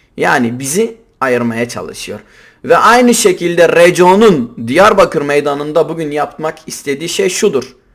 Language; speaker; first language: Turkish; non-native, local second language; Kurdish